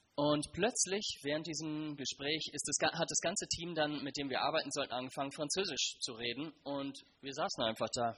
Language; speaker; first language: German; native; German